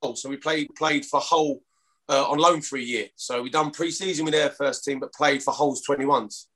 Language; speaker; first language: English; native; English